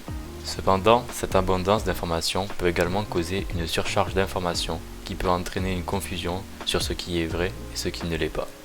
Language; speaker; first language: French; native; French